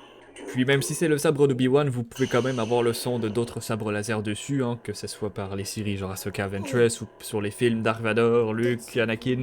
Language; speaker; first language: French; native; French